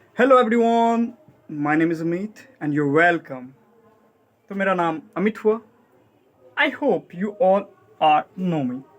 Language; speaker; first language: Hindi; native; Hindi